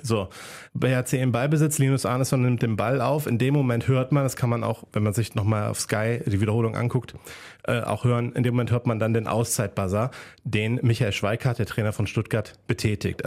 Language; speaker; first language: German; native; German